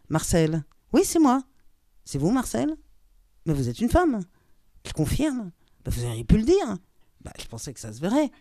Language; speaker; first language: French; native; French